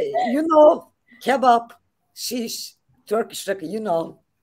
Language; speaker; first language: English; non-native, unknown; Turkish